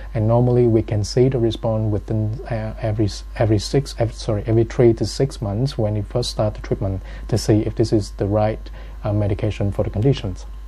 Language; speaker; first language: English; non-native, fluent; Vietnamese